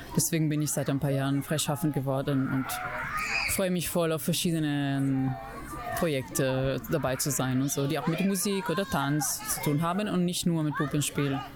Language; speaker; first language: German; non-native, fluent; Italian